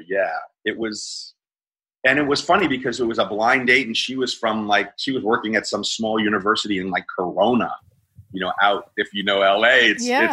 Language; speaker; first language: English; native; English